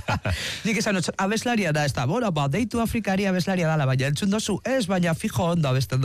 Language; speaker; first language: Basque; native; Basque